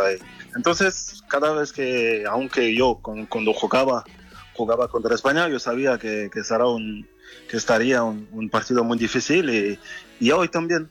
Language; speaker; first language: Spanish; non-native, fluent; French